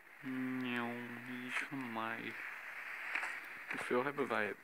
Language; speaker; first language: Dutch; native; Dutch